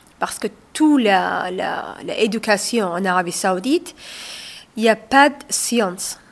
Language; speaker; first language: French; non-native, learner; Somali